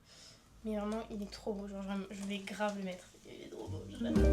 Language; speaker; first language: French; native; French